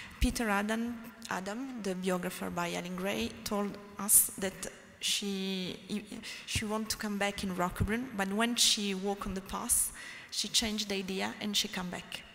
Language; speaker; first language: English; non-native, learner; French